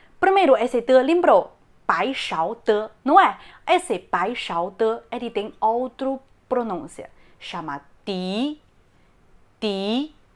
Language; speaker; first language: Portuguese; non-native, learner; Chinese